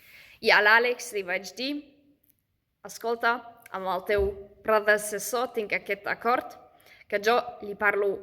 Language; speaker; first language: Catalan; non-native, fluent; German